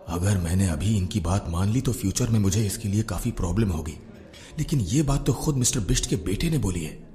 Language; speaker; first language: Hindi; native; Hindi